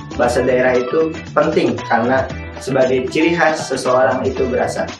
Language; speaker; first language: Indonesian; native; Indonesian